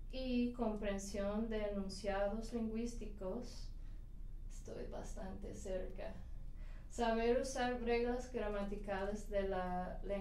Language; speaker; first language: Spanish; non-native, fluent; English